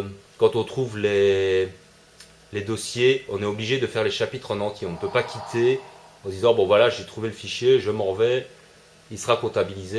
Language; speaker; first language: French; native; French